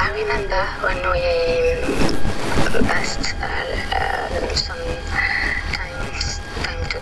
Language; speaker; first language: English; non-native, fluent; French